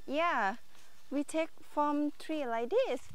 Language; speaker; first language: English; non-native, learner; Thai